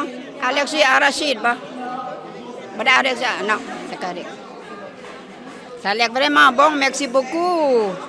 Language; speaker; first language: French; non-native, fluent; Lao